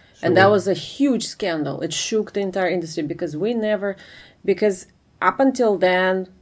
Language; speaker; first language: English; non-native, fluent; Ukrainian